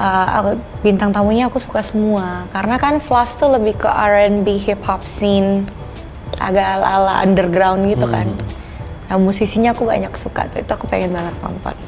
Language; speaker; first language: Indonesian; native; Indonesian